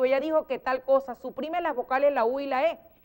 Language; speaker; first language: Spanish; native; Spanish